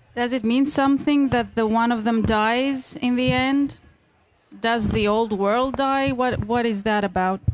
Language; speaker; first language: English; non-native, fluent; Greek